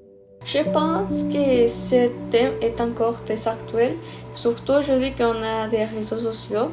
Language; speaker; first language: French; non-native, fluent; Spanish